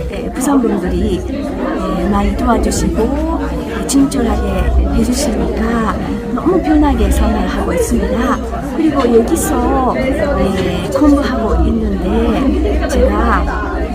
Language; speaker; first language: Korean; non-native, learner; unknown